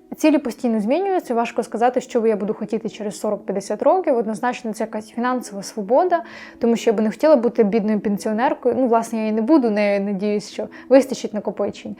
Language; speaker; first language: Ukrainian; non-native, local second language; Russian